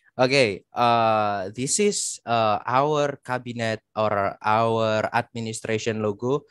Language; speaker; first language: English; non-native, fluent; Indonesian